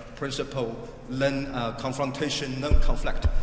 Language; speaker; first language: English; non-native, fluent; Chinese